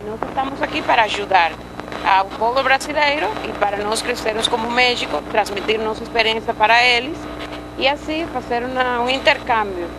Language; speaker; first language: Portuguese; non-native, fluent; Spanish